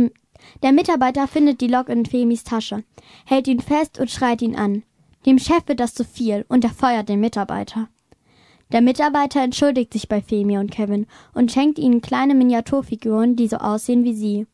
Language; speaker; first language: German; native; German